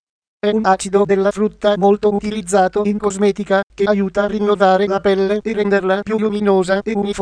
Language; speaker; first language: Italian; native; Italian